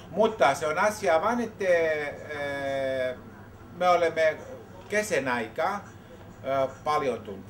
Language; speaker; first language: Finnish; non-native, learner; Greek